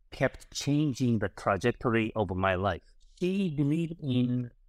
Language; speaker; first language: English; non-native, fluent; Japanese